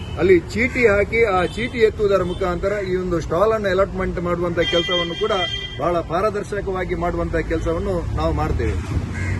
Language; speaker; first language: Kannada; native; Kannada